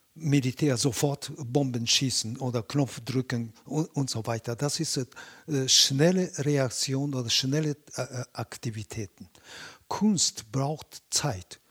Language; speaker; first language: German; non-native, fluent; Japanese